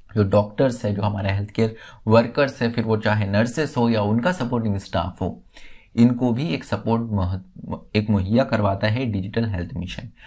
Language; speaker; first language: Hindi; native; Hindi